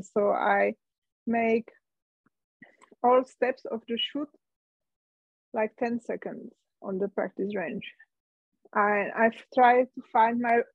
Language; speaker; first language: English; non-native, learner; Czech